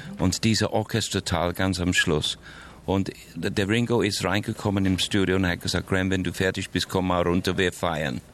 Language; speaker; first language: German; non-native, fluent; English